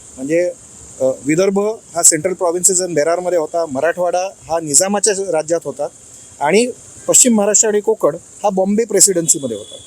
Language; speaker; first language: Marathi; native; Marathi